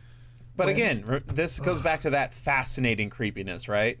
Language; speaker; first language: English; native; English